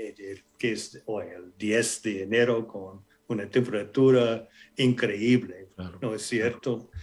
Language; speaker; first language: Spanish; non-native, fluent; English